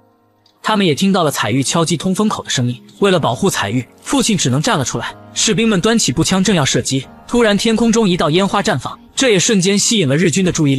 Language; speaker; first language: Chinese; native; Chinese